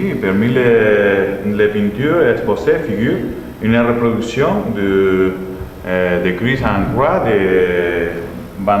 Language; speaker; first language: French; non-native, learner; Spanish